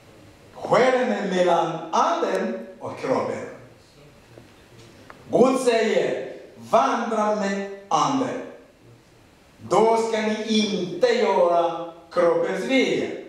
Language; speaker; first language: Swedish; non-native, fluent; Rundi